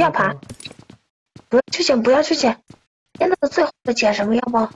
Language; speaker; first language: Chinese; native; Chinese